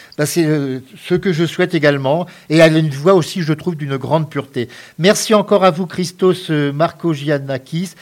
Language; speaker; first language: French; native; French